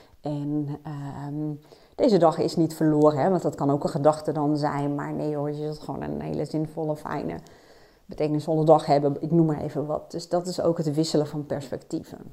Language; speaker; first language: Dutch; native; Dutch